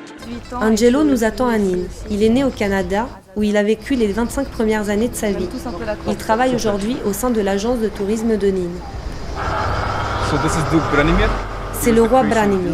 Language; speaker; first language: French; native; French